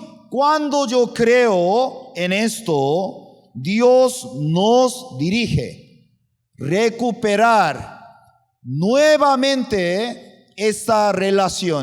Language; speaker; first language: Spanish; non-native, fluent; Korean